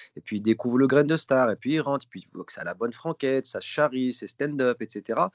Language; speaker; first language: French; native; French